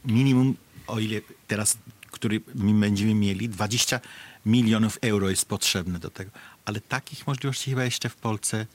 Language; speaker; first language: Polish; non-native, fluent; Bangla